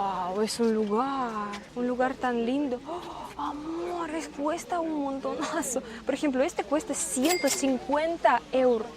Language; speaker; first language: Spanish; non-native, fluent; Russian